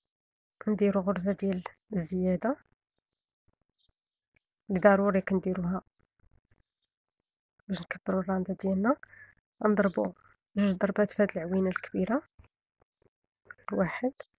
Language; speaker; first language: Arabic; native; Arabic